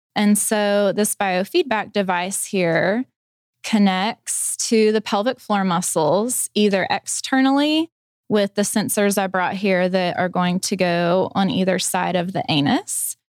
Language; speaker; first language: English; native; English